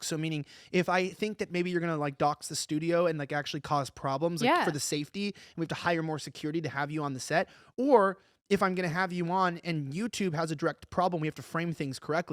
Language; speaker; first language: English; native; English